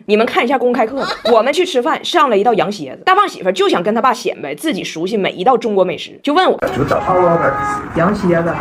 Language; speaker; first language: Chinese; native; Chinese